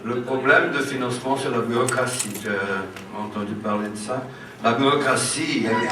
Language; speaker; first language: French; non-native, fluent; Portuguese